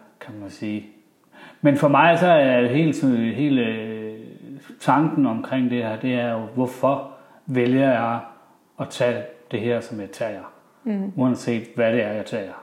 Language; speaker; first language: Danish; early bilingual, other home language; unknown